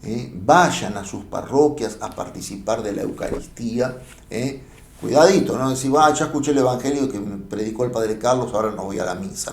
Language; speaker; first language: Spanish; native; Spanish